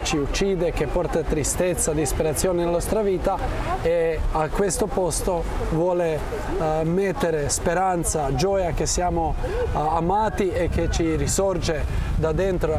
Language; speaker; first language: Italian; non-native, fluent; Croatian